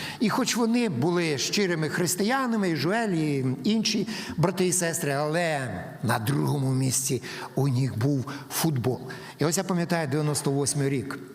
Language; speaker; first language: Ukrainian; native; Ukrainian